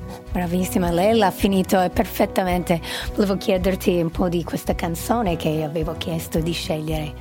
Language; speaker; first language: Italian; non-native, fluent; English